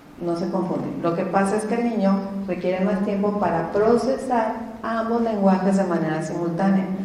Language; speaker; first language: Spanish; native; Spanish